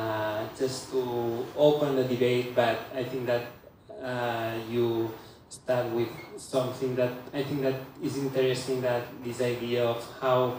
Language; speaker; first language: English; non-native, fluent; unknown